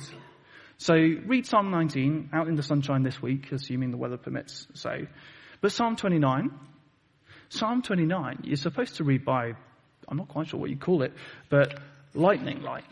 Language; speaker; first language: English; native; English